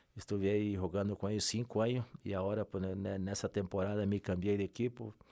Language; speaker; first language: Spanish; non-native, fluent; Portuguese